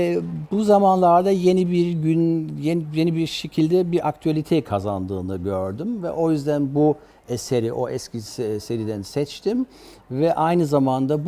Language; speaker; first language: Turkish; early bilingual, other home language; German